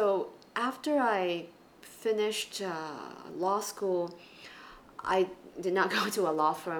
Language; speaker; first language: English; non-native, local second language; Chinese